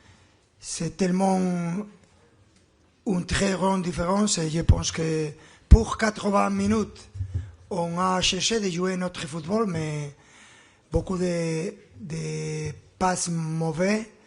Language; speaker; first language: French; non-native, fluent; Spanish